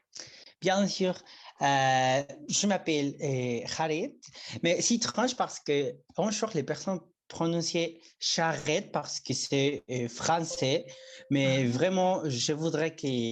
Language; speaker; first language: French; non-native, learner; Spanish